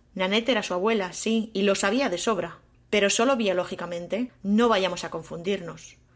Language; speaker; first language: Spanish; native; Spanish